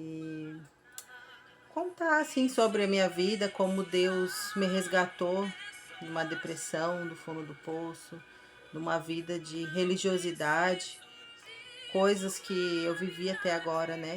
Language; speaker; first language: Portuguese; native; Portuguese